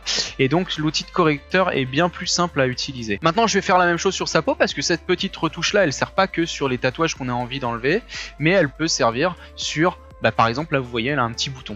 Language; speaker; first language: French; native; French